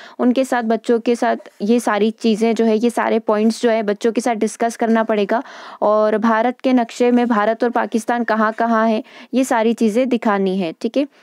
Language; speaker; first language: Hindi; native; Hindi